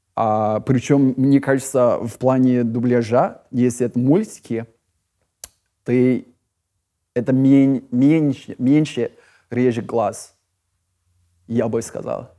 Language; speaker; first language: Russian; non-native, fluent; English